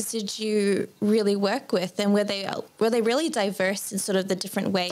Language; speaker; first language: English; native; English